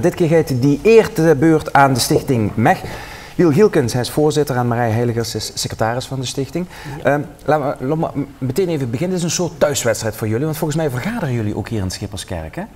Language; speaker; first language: Dutch; native; Dutch